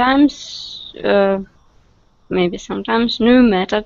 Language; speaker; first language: English; non-native, learner; Russian